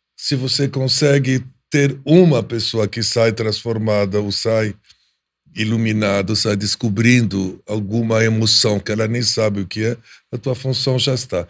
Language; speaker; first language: Portuguese; non-native, fluent; Arabic